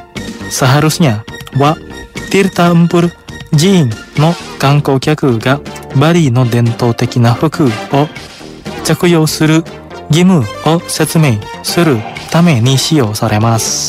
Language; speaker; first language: Japanese; non-native, fluent; Indonesian